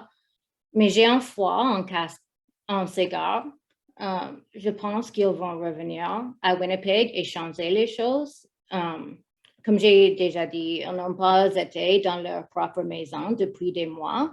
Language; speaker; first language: French; non-native, learner; English